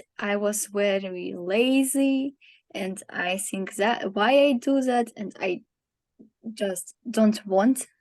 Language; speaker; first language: English; non-native, learner; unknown